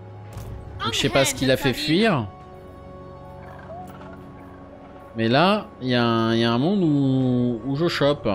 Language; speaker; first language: French; native; French